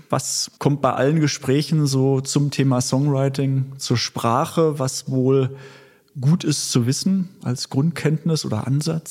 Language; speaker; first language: German; native; German